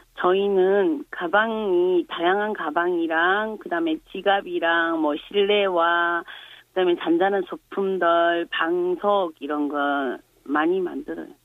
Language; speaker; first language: Korean; native; Korean